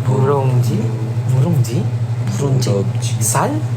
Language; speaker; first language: Korean; non-native, learner; Filipino